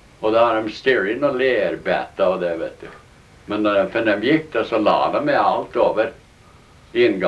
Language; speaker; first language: Norwegian; early bilingual, heritage; Norwegian